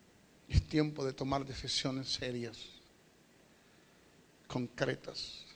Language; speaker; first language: Spanish; native; Spanish